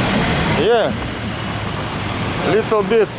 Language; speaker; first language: English; non-native, learner; Russian